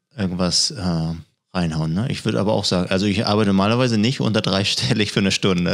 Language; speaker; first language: German; native; German